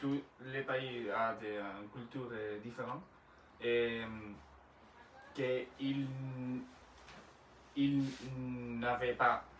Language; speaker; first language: French; non-native, learner; Spanish